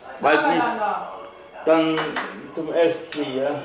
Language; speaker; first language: German; non-native, learner; Russian